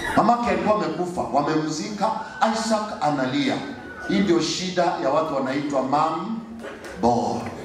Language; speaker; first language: Swahili; non-native, local second language; Gusii